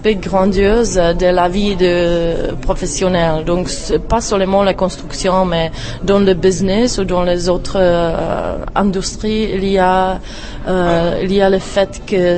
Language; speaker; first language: French; non-native, fluent; Czech